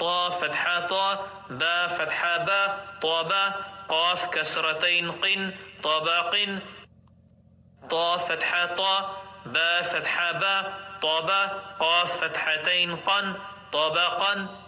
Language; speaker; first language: Arabic; non-native, fluent; Oromo